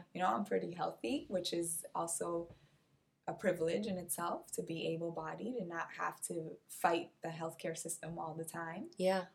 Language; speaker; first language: English; non-native, fluent; Portuguese